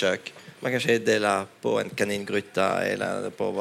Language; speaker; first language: Swedish; non-native, fluent; French